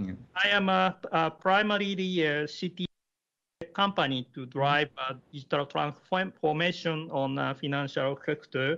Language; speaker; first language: English; non-native, learner; Japanese